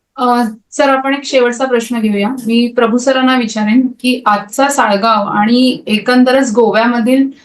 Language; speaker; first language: Marathi; non-native, local second language; Konkani